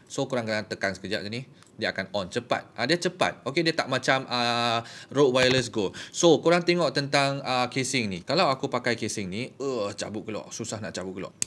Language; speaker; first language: Malay; native; Malay